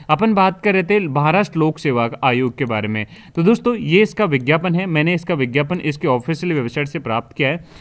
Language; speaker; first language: Hindi; native; Hindi